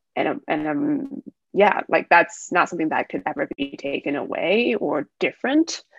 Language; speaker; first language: English; early bilingual, other home language; Wu Chinese